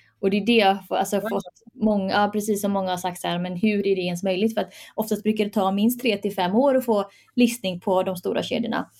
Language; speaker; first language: Swedish; early bilingual, other home language; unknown